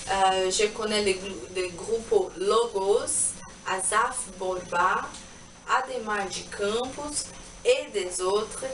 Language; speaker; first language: French; non-native, learner; Portuguese